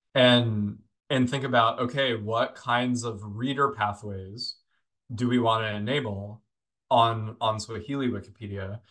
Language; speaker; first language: English; native; English